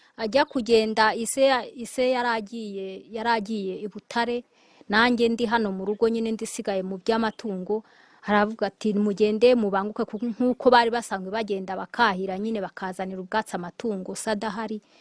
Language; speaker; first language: Kinyarwanda; native; Kinyarwanda